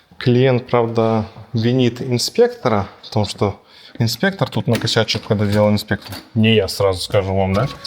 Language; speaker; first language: Russian; native; Russian